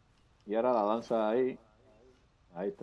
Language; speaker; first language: Spanish; native; Spanish